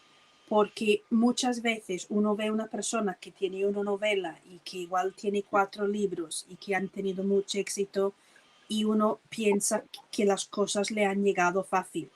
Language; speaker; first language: Spanish; non-native, fluent; English